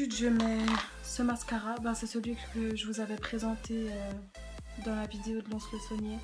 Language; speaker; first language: French; native; French